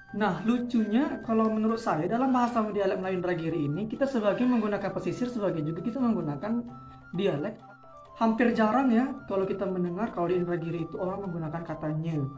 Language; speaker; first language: Indonesian; native; Indonesian